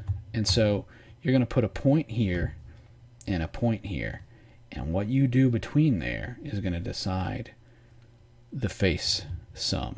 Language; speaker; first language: English; native; English